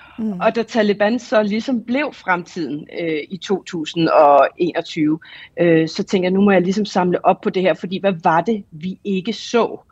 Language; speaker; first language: Danish; native; Danish